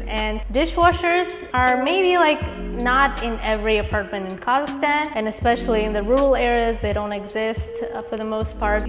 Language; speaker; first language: English; non-native, fluent; Kazakh